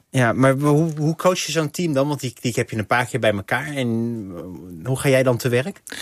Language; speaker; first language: Dutch; native; Dutch